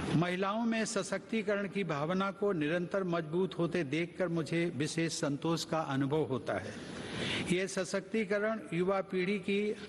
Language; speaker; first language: Hindi; native; Hindi